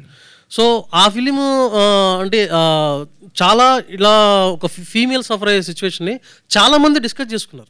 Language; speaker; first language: Telugu; native; Telugu